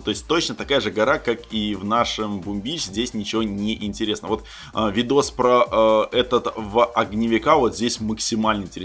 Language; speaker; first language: Russian; native; Russian